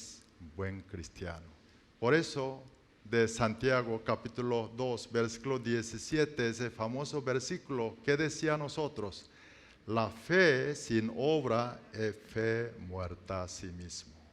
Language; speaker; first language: Spanish; non-native, learner; Korean